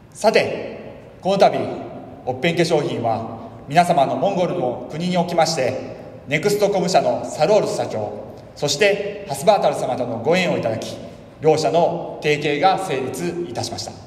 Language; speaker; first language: Japanese; native; Japanese